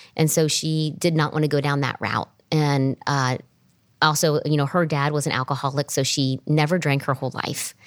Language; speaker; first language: English; native; English